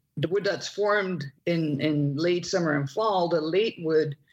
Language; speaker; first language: English; non-native, fluent; Dutch